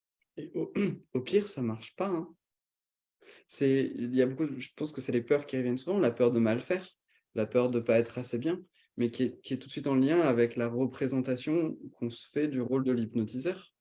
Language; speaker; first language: French; native; French